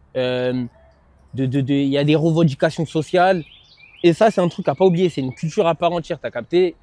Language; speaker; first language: French; native; French